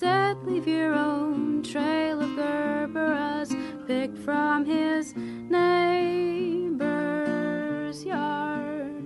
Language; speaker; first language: English; native; English